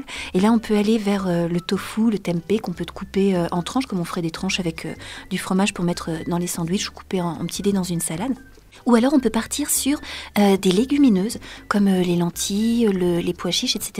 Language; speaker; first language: French; native; French